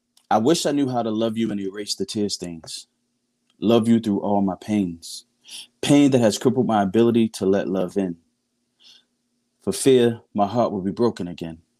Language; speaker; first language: English; native; English